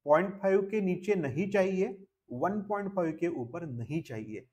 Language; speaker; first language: Hindi; non-native, local second language; Marathi